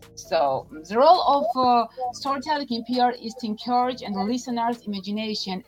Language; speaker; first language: English; non-native, fluent; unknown